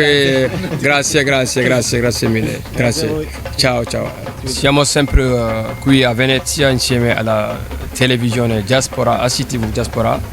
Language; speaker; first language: Italian; non-native, fluent; Wolof